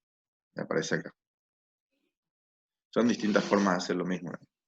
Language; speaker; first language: Spanish; native; Spanish